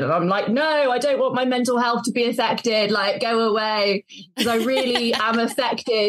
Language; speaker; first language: English; native; English